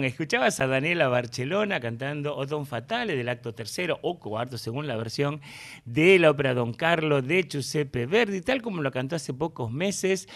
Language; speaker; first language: Spanish; native; Spanish